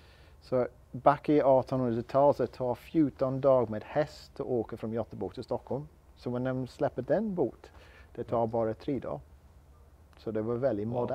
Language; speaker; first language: Swedish; non-native, learner; English